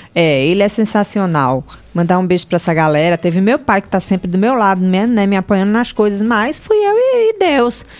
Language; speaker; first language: Portuguese; native; Portuguese